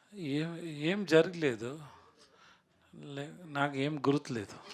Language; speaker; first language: Telugu; non-native, learner; Tamil